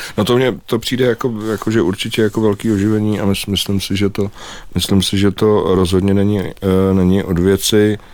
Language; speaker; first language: Czech; native; Czech